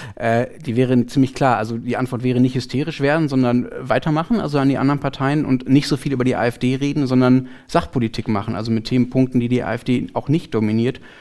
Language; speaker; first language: German; native; German